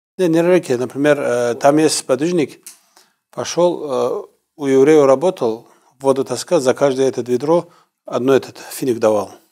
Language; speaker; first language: Russian; non-native, local second language; Kumyk